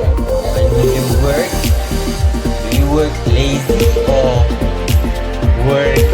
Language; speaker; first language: English; non-native, local second language; Malay